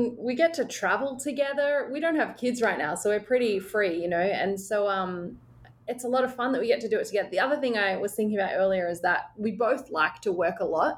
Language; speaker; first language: English; native; English